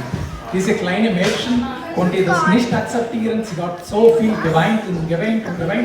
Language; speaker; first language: German; non-native, learner; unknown